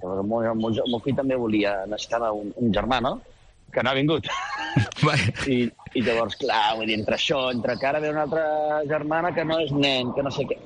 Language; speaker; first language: Catalan; native; Catalan